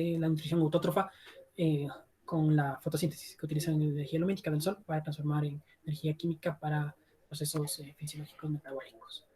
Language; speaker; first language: Spanish; native; Spanish